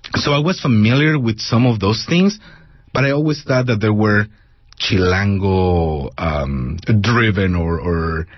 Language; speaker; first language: English; non-native, fluent; Spanish